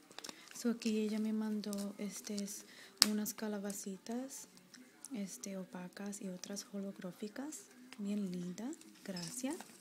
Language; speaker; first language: Spanish; early bilingual, heritage; Spanish